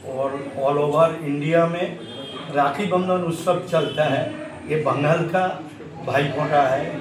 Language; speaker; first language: Hindi; non-native, local second language; Bangla